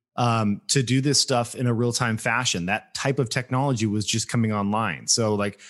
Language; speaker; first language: English; native; English